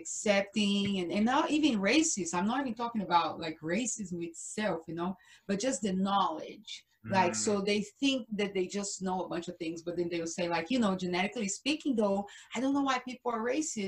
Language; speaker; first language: English; non-native, fluent; Portuguese